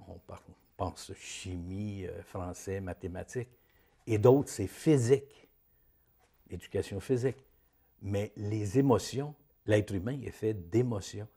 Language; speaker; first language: French; native; French